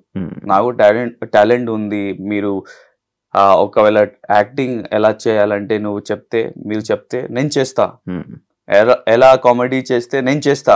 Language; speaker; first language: Telugu; non-native, learner; Hindi